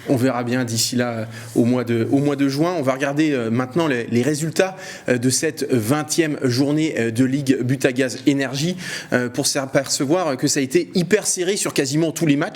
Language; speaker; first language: French; native; French